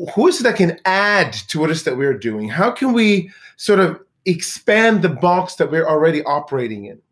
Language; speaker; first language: English; early bilingual, other home language; Swedish